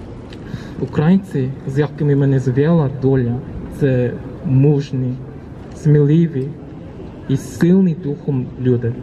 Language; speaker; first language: Ukrainian; non-native, learner; Korean